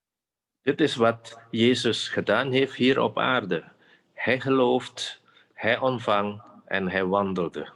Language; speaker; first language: Dutch; non-native, fluent; Indonesian